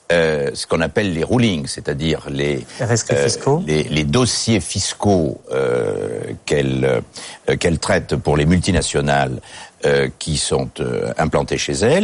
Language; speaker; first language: French; native; French